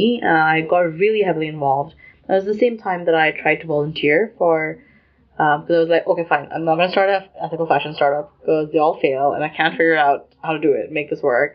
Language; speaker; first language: English; non-native, local second language; Urdu